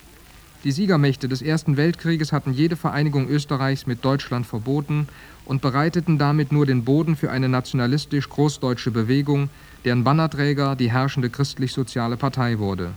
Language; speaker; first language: German; native; German